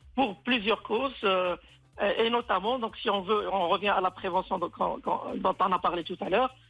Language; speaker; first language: French; non-native, local second language; Arabic